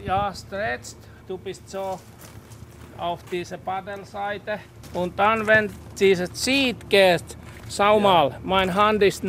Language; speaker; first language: German; non-native, learner; Finnish